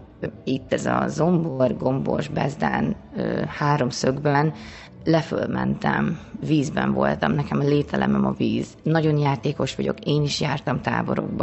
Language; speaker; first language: Hungarian; native; Hungarian